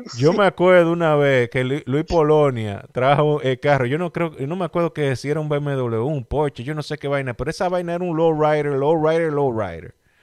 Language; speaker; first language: Spanish; native; Spanish